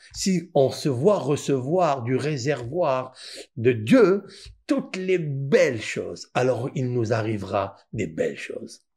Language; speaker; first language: French; native; French